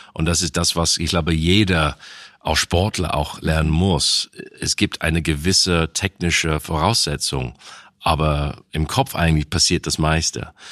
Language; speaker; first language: German; non-native, fluent; English